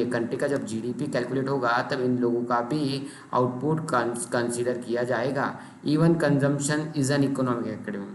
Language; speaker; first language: Hindi; non-native, local second language; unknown